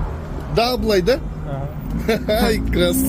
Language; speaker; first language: Russian; non-native, local second language; Kazakh